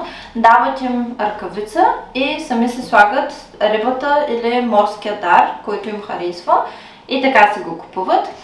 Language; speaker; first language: Bulgarian; native; Bulgarian